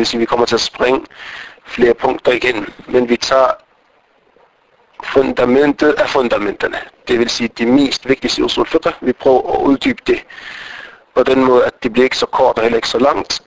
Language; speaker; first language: Danish; non-native, fluent; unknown